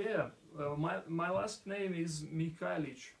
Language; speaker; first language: English; non-native, learner; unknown